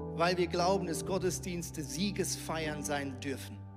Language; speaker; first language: German; native; German